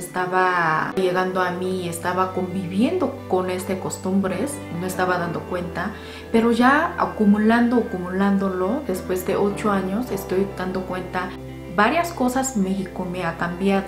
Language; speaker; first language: Spanish; non-native, fluent; Korean